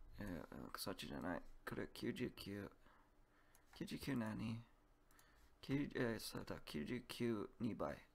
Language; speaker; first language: Japanese; non-native, learner; English